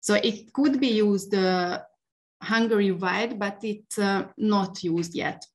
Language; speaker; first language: English; non-native, fluent; Hungarian